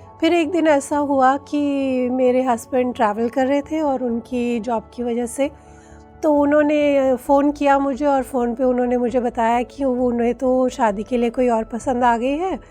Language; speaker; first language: Hindi; native; Hindi